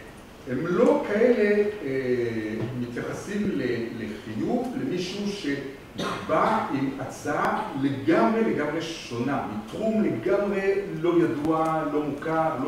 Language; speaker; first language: Hebrew; non-native, fluent; French